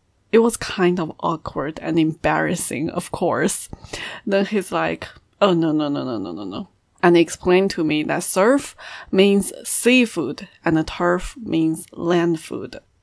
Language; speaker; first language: English; non-native, fluent; Chinese